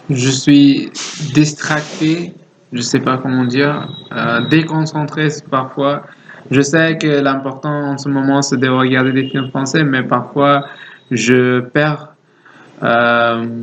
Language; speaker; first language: French; non-native, learner; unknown